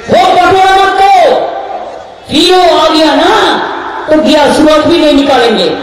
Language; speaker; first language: Hindi; non-native, local second language; Bangla